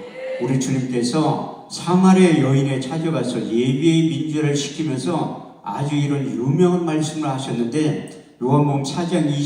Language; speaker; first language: Korean; native; Korean